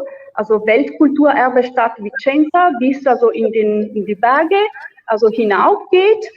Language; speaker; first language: German; non-native, fluent; Italian